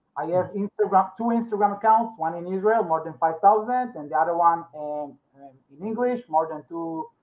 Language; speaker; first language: English; non-native, learner; Hebrew